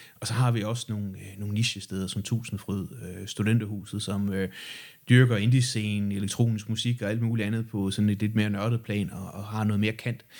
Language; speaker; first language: Danish; native; Danish